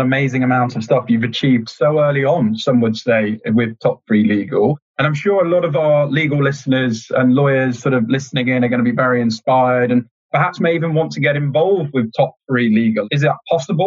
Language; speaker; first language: English; native; English